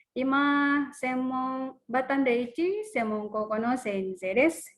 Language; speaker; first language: Japanese; non-native, learner; Indonesian